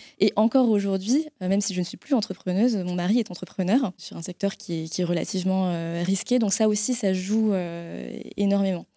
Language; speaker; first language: French; native; French